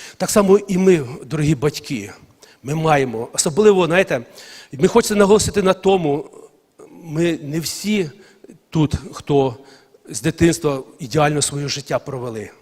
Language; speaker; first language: Ukrainian; non-native, local second language; Russian